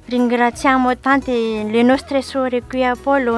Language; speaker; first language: Italian; non-native, learner; Malagasy